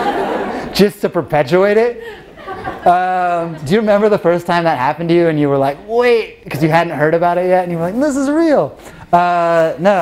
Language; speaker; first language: English; native; English